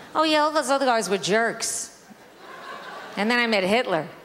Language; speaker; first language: English; native; English